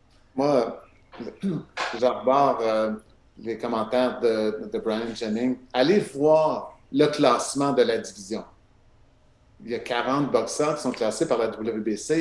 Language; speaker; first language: French; native; French